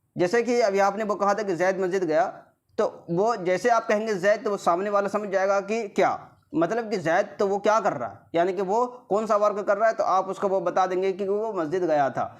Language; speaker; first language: Urdu; native; Urdu